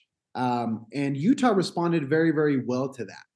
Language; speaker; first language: English; native; English